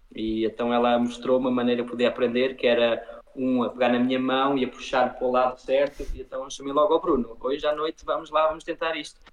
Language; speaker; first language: Portuguese; early bilingual, heritage; Portuguese